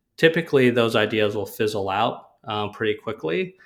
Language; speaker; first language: English; native; English